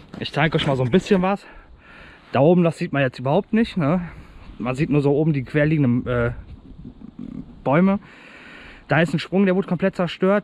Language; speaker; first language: German; native; German